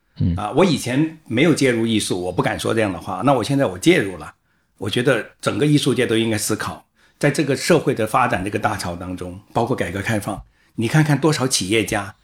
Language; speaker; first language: Chinese; native; Chinese